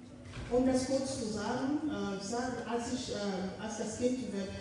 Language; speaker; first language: German; non-native, fluent; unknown